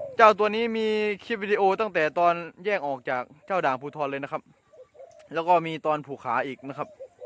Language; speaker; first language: Thai; non-native, local second language; Northeastern Thai